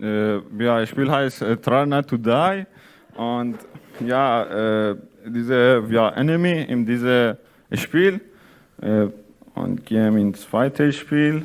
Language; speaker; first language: German; non-native, learner; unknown